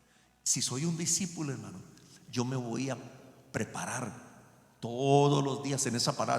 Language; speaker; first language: Spanish; native; Spanish